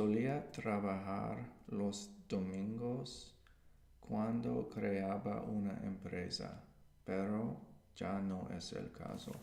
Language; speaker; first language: Spanish; non-native, learner; English